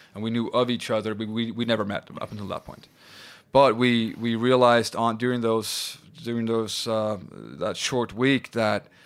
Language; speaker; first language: English; non-native, fluent; Swedish